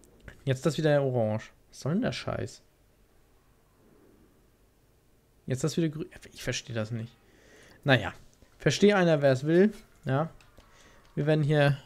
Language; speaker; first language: German; native; German